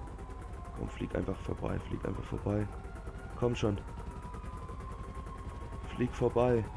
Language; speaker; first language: German; native; German